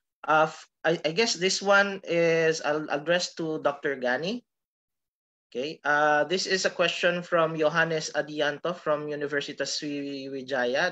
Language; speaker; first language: English; non-native, local second language; Filipino